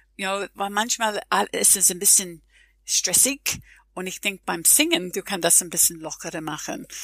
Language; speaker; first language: German; non-native, learner; English